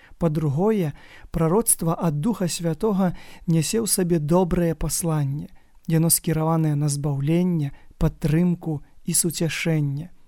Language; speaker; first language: Belarusian; native; Belarusian